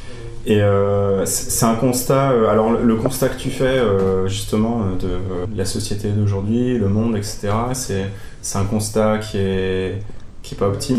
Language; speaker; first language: French; native; French